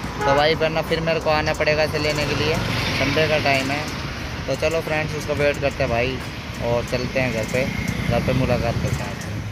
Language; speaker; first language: Hindi; native; Hindi